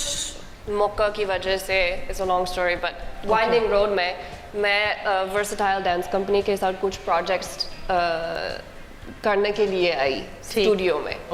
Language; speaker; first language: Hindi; non-native, learner; English